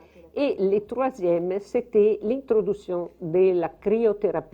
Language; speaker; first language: French; non-native, fluent; Italian